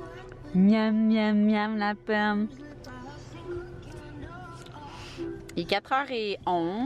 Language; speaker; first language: French; native; French